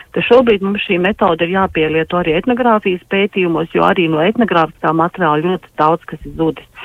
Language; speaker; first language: Latvian; native; Latvian